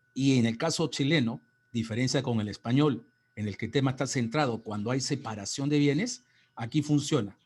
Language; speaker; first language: Spanish; native; Spanish